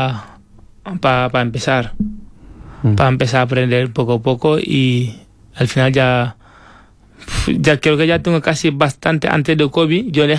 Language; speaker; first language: Spanish; non-native, fluent; Wolof